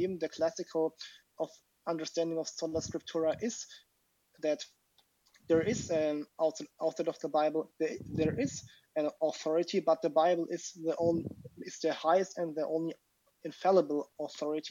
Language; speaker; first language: English; non-native, fluent; German